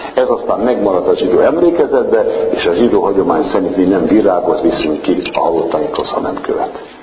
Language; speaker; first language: Hungarian; non-native, fluent; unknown